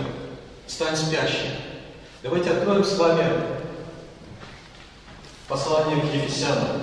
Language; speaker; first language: Russian; native; Russian